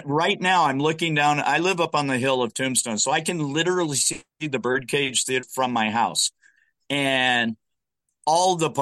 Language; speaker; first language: English; native; English